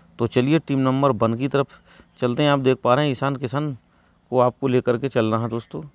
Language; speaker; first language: Hindi; native; Hindi